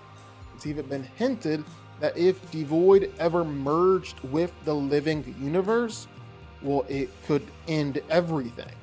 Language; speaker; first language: English; native; English